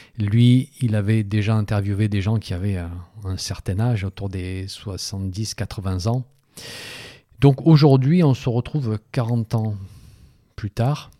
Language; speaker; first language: French; native; French